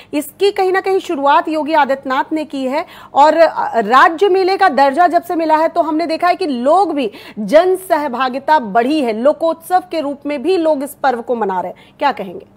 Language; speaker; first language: Hindi; native; Hindi